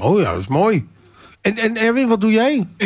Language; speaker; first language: Dutch; native; Dutch